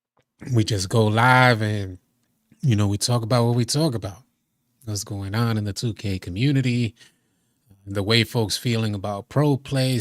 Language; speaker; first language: English; native; English